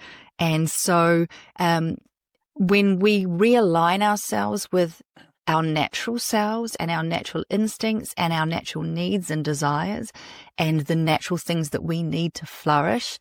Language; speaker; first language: English; native; English